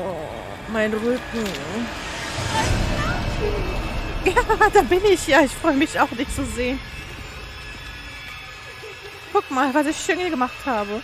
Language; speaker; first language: German; native; German